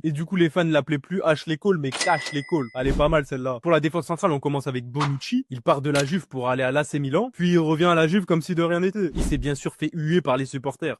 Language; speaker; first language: French; native; French